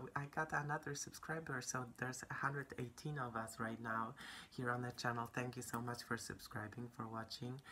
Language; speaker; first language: English; non-native, fluent; Polish